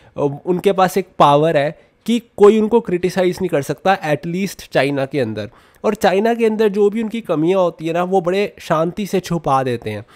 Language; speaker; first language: Hindi; native; Hindi